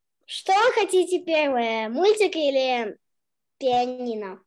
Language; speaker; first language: Russian; early bilingual, heritage; Russian